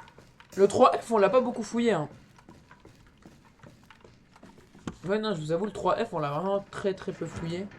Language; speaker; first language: French; native; French